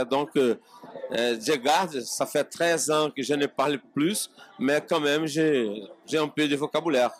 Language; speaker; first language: French; non-native, fluent; Portuguese